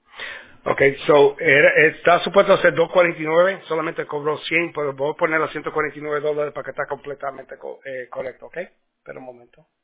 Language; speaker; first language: Spanish; early bilingual, heritage; Spanish